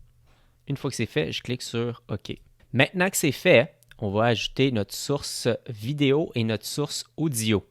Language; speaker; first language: French; native; French